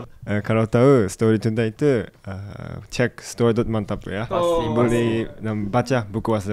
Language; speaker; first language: Indonesian; non-native, fluent; Japanese